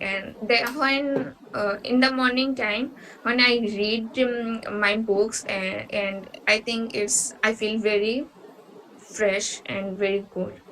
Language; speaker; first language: English; non-native, learner; Bangla